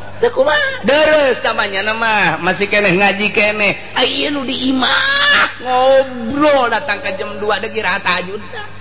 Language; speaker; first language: Sundanese; native; Sundanese